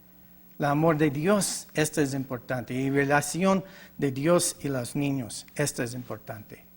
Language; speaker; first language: Spanish; non-native, learner; English